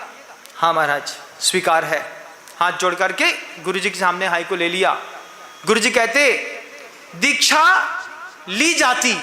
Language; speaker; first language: Hindi; native; Hindi